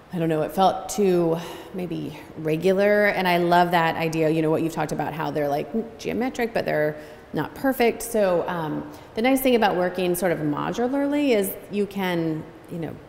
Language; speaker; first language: English; native; English